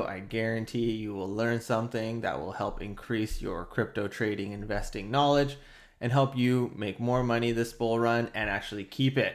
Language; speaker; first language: English; native; English